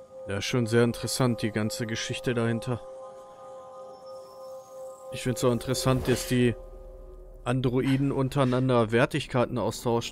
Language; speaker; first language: German; native; German